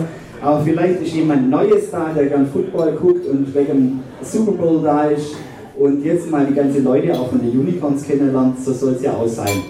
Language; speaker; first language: German; native; German